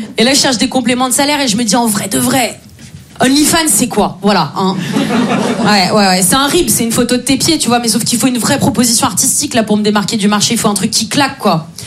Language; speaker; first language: French; native; French